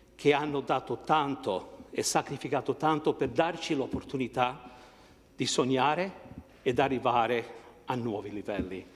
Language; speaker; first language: Italian; early bilingual, heritage; Italian